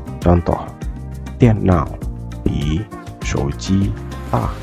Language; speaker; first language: Chinese; non-native, fluent; Indonesian